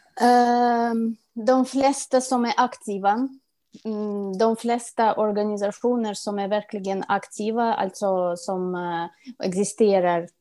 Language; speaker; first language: Swedish; non-native, fluent; Russian